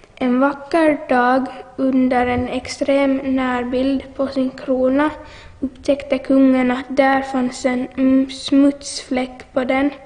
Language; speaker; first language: Swedish; native; Swedish